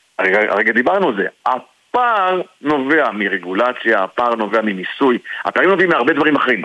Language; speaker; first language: Hebrew; native; Hebrew